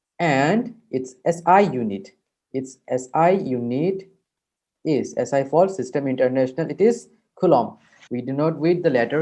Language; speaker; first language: English; non-native, local second language; Hindi